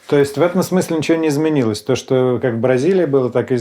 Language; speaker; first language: Russian; native; Russian